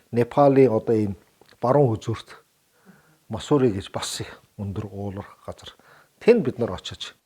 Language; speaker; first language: Mongolian; early bilingual, heritage; Mongolian